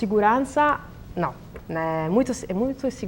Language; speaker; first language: Portuguese; non-native, learner; Italian